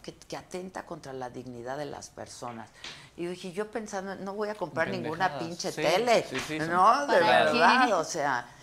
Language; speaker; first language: Spanish; native; Spanish